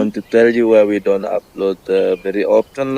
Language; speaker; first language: English; non-native, learner; Indonesian